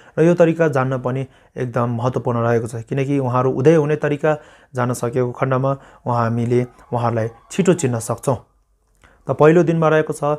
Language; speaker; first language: Nepali; non-native, local second language; Sherpa